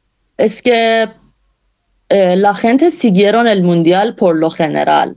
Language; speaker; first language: Spanish; non-native, fluent; Persian